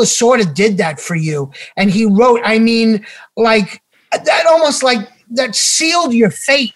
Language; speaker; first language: English; native; English